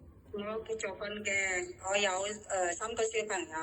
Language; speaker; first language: Cantonese; non-native, learner; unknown